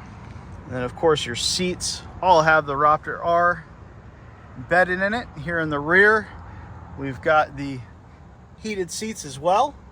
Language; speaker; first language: English; native; English